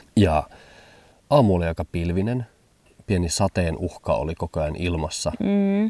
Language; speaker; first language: Finnish; early bilingual, heritage; German